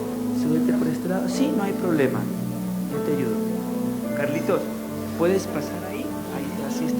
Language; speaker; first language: Spanish; native; Spanish